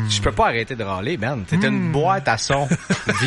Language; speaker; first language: French; native; French